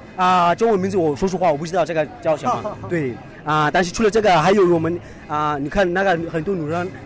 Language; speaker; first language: Chinese; non-native, fluent; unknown